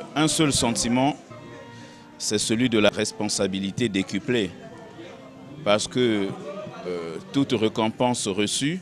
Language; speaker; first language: French; non-native, local second language; Lingala